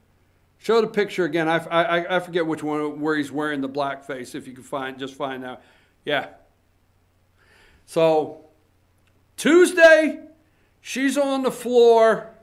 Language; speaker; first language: English; native; English